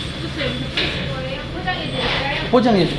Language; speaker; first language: Korean; non-native, learner; Filipino